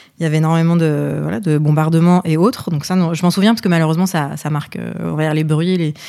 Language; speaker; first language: French; early bilingual, other home language; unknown